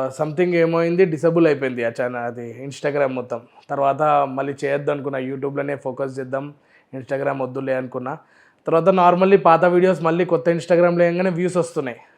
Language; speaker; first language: Telugu; non-native, local second language; Urdu